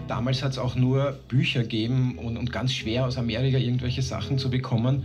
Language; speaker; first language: German; native; German